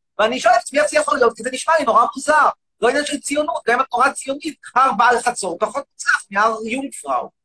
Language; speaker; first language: Hebrew; native; Hebrew